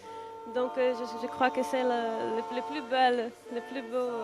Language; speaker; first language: French; non-native, local second language; Portuguese